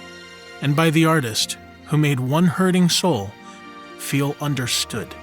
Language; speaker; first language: English; native; English